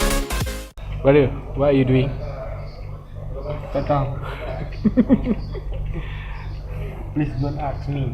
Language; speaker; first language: English; non-native, local second language; Malay